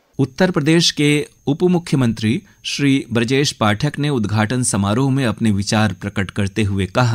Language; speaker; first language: Hindi; native; Hindi